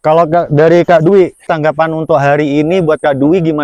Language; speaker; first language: Indonesian; native; Indonesian